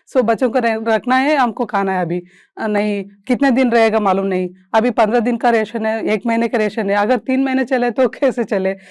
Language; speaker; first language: Hindi; non-native, local second language; Kannada